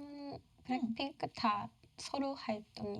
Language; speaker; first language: Korean; non-native, learner; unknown